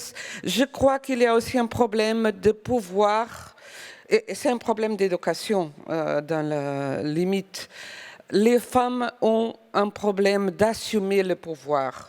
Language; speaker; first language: French; non-native, fluent; Portuguese